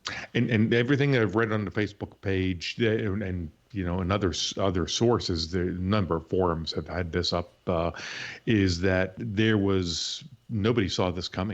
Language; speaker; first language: English; native; English